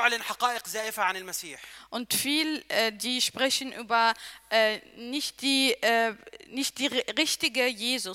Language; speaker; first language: German; non-native, learner; Arabic